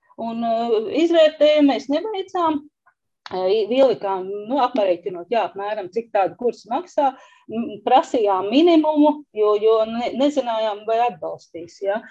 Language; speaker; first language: Latvian; native; Latvian